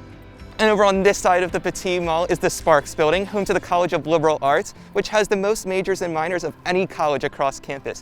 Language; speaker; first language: English; native; English